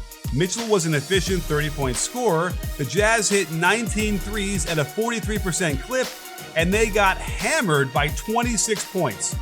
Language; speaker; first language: English; native; English